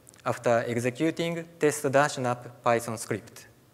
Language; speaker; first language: English; non-native, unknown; Japanese